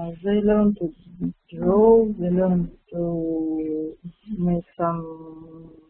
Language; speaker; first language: English; non-native, fluent; Russian